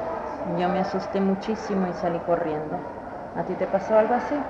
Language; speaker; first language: Spanish; native; Spanish